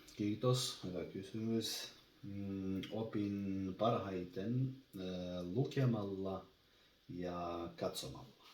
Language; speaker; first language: Finnish; non-native, learner; Albanian